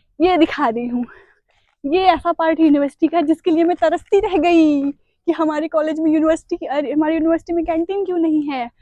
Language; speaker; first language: Hindi; native; Hindi